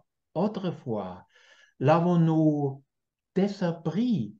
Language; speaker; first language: French; non-native, fluent; German